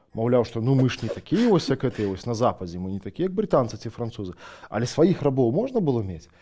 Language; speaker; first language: Belarusian; non-native, local second language; Russian